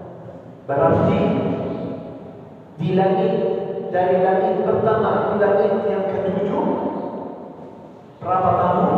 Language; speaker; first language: Indonesian; non-native, learner; Arabic